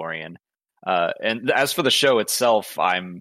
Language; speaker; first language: English; native; English